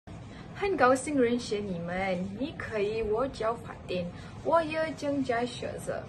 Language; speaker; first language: Chinese; non-native, learner; Malay